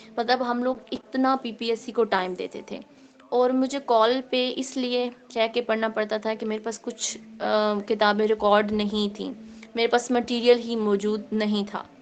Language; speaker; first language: Urdu; native; Urdu